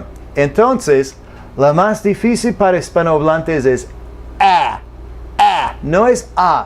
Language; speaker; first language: Spanish; non-native, fluent; English